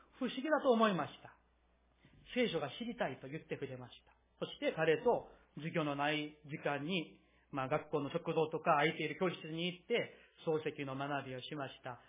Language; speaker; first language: Japanese; non-native, fluent; Korean